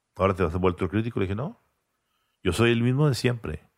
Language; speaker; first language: Spanish; native; Spanish